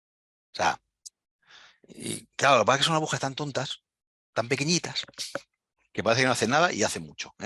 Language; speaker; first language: Spanish; native; Spanish